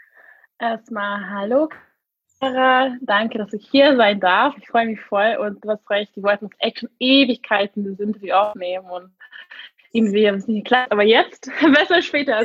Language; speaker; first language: German; non-native, fluent; Hungarian